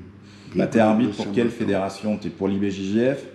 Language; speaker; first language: French; native; French